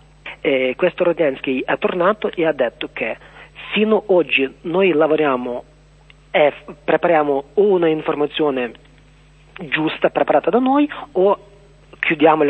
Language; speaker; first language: Italian; non-native, learner; Ukrainian